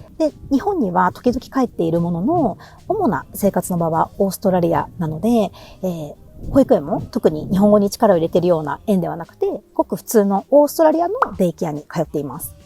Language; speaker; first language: Japanese; native; Japanese